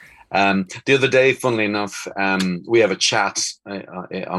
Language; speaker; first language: English; native; English